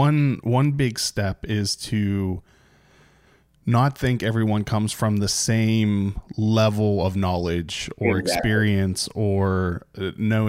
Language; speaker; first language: English; native; English